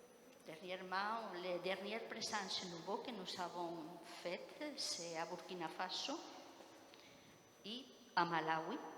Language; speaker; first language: French; non-native, fluent; Spanish